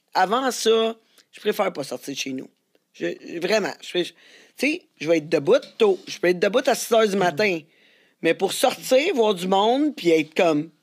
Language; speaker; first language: French; native; French